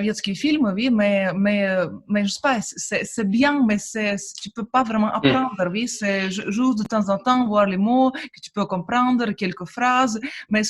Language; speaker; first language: French; non-native, fluent; Russian